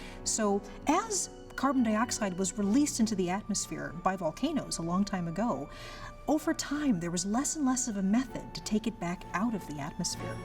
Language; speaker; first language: English; native; English